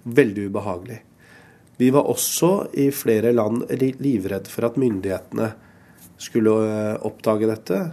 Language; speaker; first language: Norwegian; early bilingual, other home language; Urdu